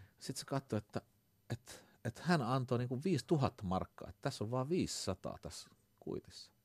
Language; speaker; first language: Finnish; early bilingual, other home language; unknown